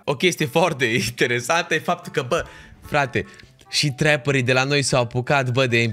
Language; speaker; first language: Romanian; native; Romanian